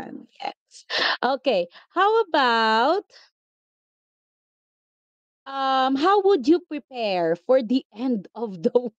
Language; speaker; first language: English; non-native, local second language; Filipino